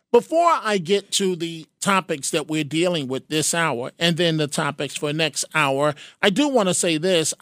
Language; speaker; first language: English; native; English